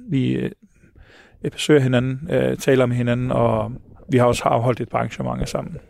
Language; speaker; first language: Danish; early bilingual, other home language; Arabic